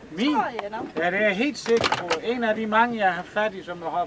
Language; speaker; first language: Danish; native; Danish